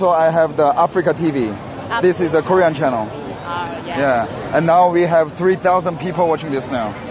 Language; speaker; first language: English; non-native, learner; Korean